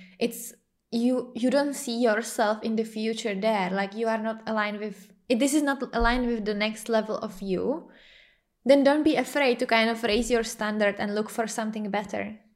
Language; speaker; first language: English; non-native, fluent; Czech